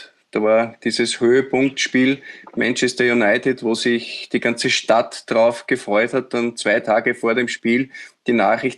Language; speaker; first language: German; native; German